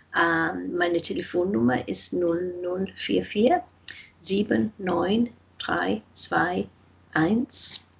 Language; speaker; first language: German; non-native, fluent; English